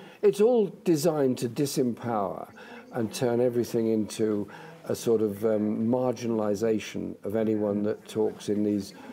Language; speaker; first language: English; native; English